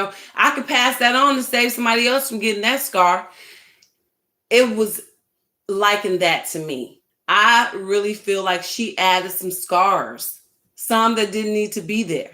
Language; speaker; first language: English; native; English